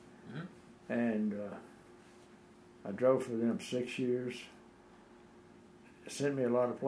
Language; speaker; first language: English; native; English